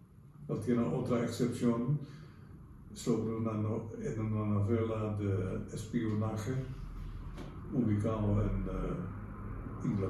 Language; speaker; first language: Spanish; non-native, fluent; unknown